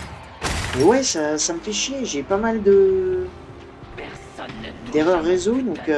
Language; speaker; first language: French; native; French